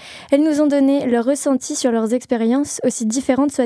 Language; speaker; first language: French; native; French